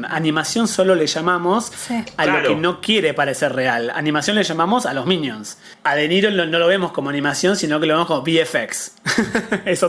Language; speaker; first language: Spanish; native; Spanish